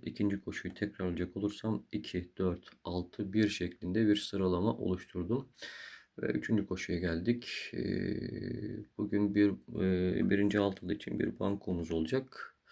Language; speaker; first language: Turkish; native; Turkish